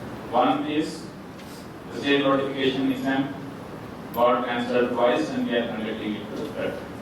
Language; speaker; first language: English; non-native, local second language; Telugu